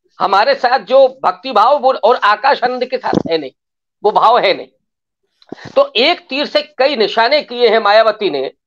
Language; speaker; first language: Hindi; native; Hindi